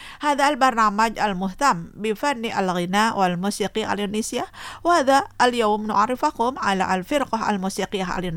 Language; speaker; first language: Arabic; non-native, fluent; Indonesian